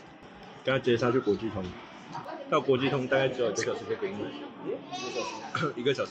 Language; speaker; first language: Chinese; native; Chinese